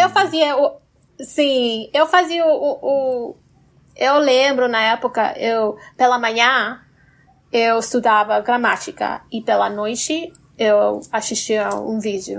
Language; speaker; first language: Portuguese; non-native, fluent; English